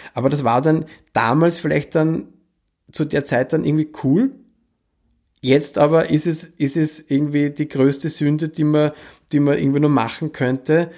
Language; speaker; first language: German; native; German